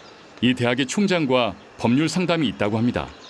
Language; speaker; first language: Korean; native; Korean